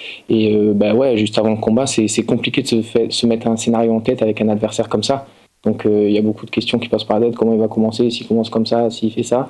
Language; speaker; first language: French; native; French